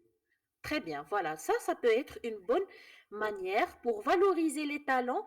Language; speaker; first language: French; non-native, local second language; Arabic